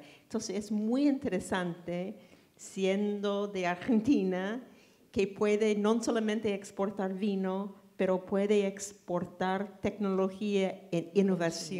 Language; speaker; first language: Spanish; non-native, fluent; English